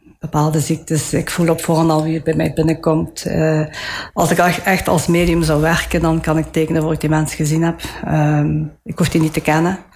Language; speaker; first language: Dutch; early bilingual, other home language; Italian